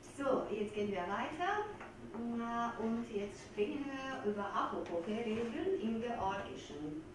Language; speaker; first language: German; non-native, fluent; Georgian